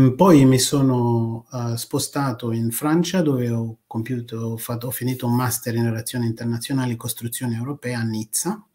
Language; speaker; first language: Italian; non-native, fluent; Kinyarwanda